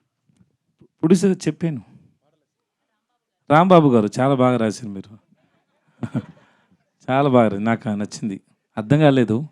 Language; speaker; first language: Telugu; non-native, learner; Tamil